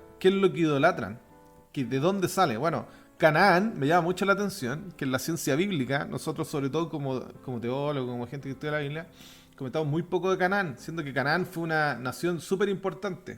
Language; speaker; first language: Spanish; native; Spanish